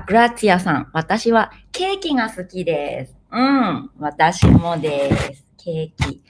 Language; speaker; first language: Japanese; non-native, fluent; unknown